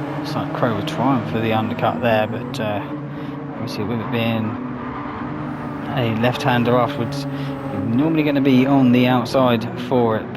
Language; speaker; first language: English; native; English